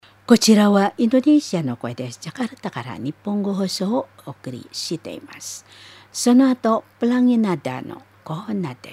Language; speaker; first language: Japanese; non-native, learner; Indonesian